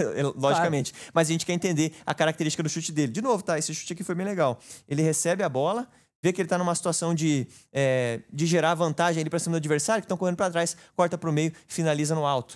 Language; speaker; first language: Portuguese; native; Portuguese